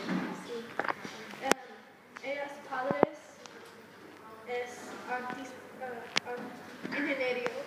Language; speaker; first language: Spanish; non-native, learner; English